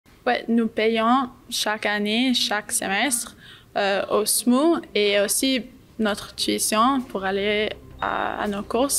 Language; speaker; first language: French; non-native, local second language; English